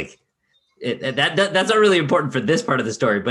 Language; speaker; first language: English; native; English